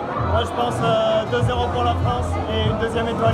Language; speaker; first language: French; native; French